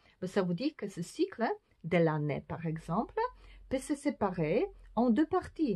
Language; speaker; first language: French; non-native, fluent; Polish